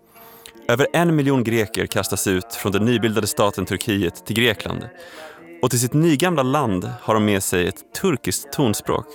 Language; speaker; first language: Swedish; native; Swedish